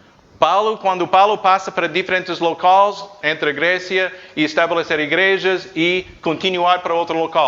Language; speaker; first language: Portuguese; non-native, fluent; English